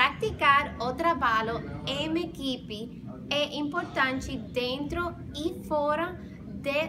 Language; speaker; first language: Portuguese; non-native, learner; English